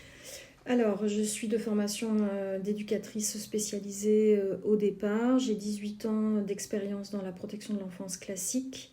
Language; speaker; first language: French; native; French